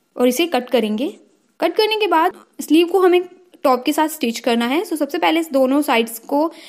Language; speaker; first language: Hindi; native; Hindi